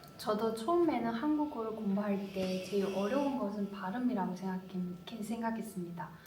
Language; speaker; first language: Korean; non-native, learner; Chinese